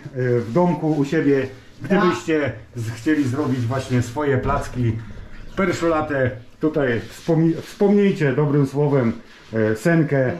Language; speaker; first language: Polish; native; Polish